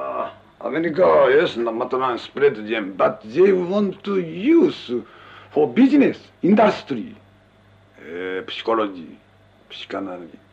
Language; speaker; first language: English; non-native, learner; Japanese